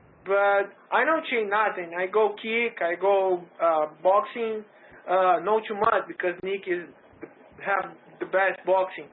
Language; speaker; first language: English; non-native, learner; Portuguese